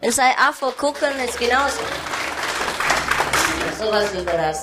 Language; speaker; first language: German; non-native, learner; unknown